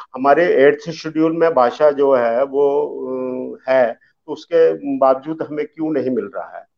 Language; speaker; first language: Hindi; early bilingual, other home language; Dogri